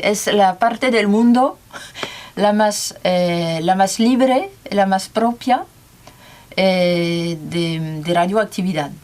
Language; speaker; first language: Spanish; non-native, learner; French